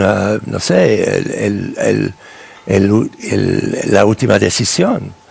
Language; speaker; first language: Spanish; non-native, fluent; English